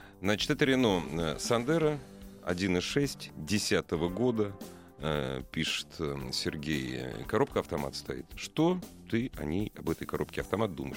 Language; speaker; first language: Russian; native; Russian